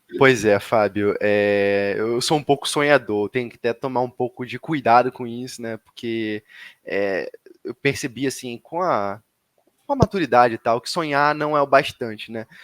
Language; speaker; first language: Portuguese; native; Portuguese